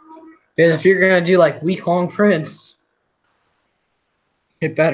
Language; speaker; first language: English; native; English